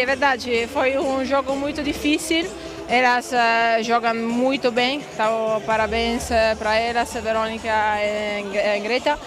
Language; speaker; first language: Portuguese; non-native, fluent; Italian